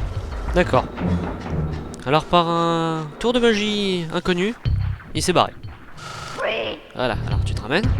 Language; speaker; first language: French; native; French